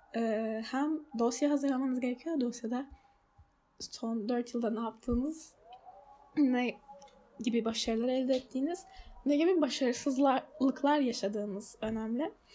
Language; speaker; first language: Turkish; early bilingual, heritage; Turkish